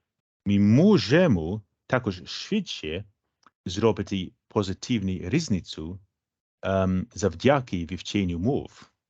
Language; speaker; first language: Ukrainian; non-native, fluent; English